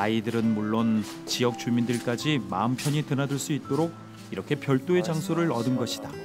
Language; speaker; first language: Korean; native; Korean